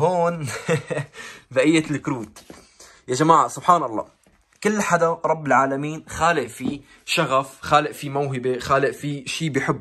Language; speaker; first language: Arabic; native; Arabic